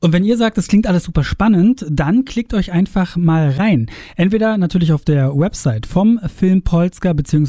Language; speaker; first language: German; native; German